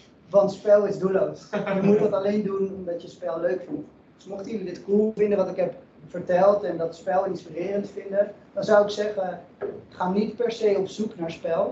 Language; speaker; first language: Dutch; native; Dutch